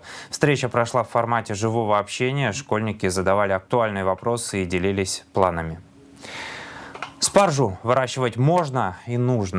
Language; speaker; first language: Russian; native; Russian